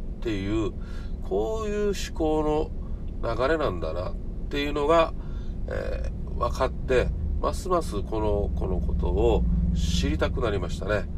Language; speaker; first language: Japanese; native; Japanese